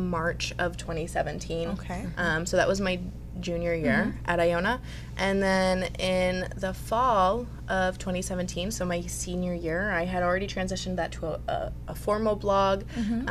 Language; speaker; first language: English; native; English